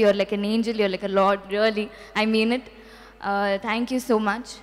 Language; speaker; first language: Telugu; non-native, local second language; Tamil